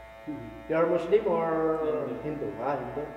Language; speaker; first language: English; non-native, local second language; Filipino